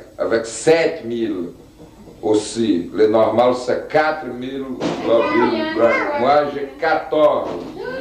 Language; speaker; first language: French; non-native, local second language; Portuguese